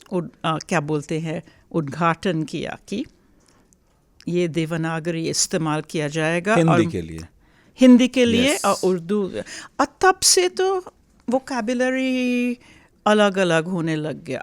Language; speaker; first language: Hindi; early bilingual, heritage; Hindi